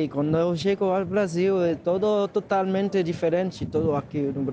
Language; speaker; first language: Portuguese; non-native, learner; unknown